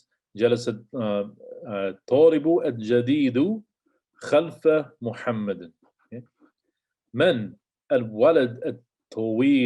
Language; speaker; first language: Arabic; non-native, fluent; English